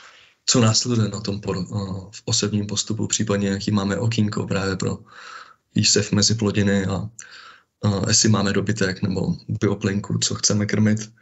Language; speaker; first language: Czech; native; Czech